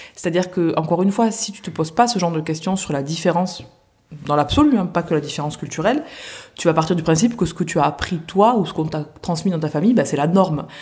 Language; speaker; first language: French; native; French